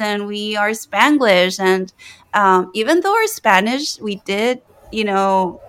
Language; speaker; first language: English; early bilingual, other home language; Spanish